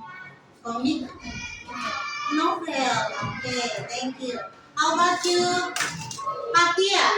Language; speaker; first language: English; non-native, learner; Indonesian